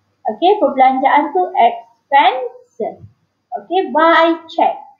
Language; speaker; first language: English; non-native, local second language; Malay